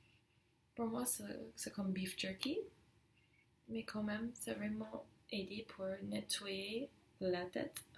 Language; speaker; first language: French; non-native, learner; English